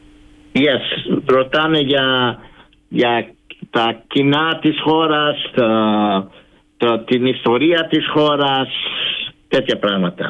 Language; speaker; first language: Greek; early bilingual, heritage; Greek